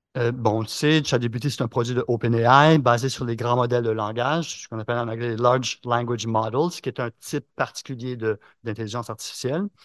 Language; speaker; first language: French; native; French